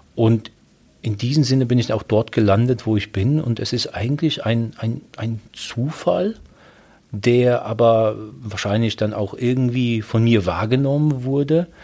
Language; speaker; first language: German; early bilingual, other home language; Polish